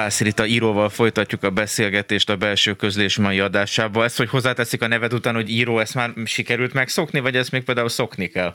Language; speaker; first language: Hungarian; native; Hungarian